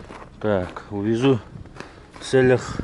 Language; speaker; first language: Russian; non-native, local second language; Yakut